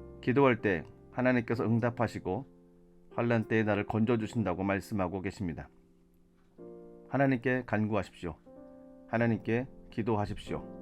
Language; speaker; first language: Korean; native; Korean